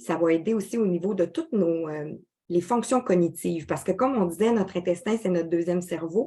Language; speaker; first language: French; native; French